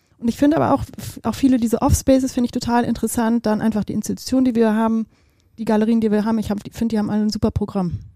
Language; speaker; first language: German; early bilingual, other home language; Dutch